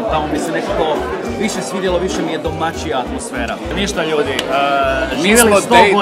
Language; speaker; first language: Croatian; native; Croatian